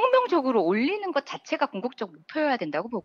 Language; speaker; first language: Korean; native; Korean